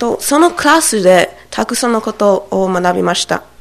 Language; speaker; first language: Japanese; non-native, learner; English